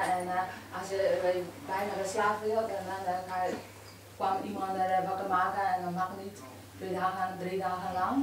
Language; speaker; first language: Dutch; non-native, learner; Burmese